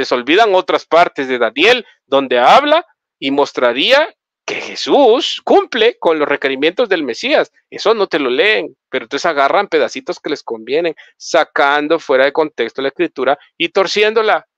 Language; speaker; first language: Spanish; native; Spanish